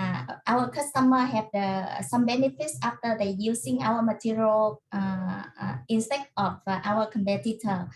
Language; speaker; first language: English; non-native, learner; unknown